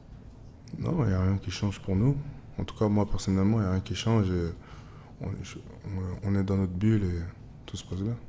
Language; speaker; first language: French; native; French